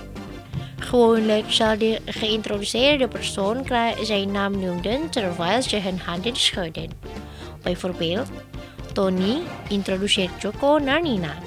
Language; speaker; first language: Dutch; non-native, fluent; Indonesian